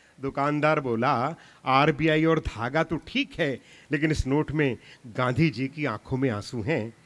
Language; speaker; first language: Hindi; non-native, local second language; Punjabi